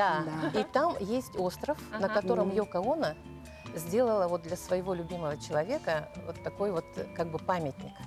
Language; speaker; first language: Russian; native; Russian